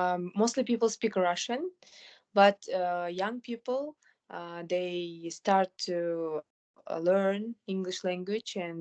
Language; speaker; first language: English; non-native, fluent; Kyrgyz